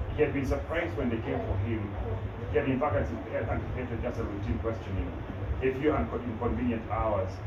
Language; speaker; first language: English; non-native, local second language; Kikuyu